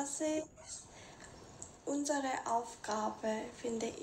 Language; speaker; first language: German; non-native, learner; Korean